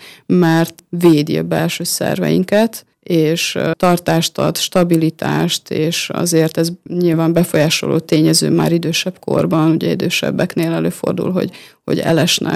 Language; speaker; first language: Hungarian; native; Hungarian